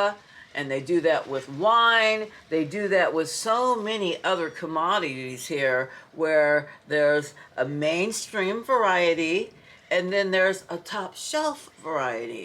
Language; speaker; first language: English; native; English